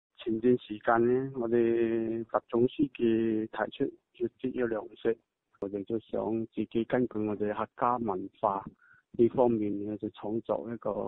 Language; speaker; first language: Cantonese; non-native, local second language; Hakka Chinese